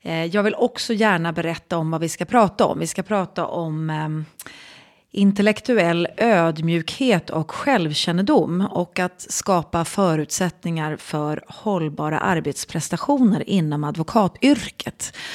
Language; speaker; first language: Swedish; native; Swedish